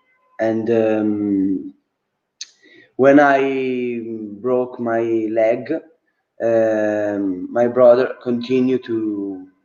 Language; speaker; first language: English; non-native, learner; Italian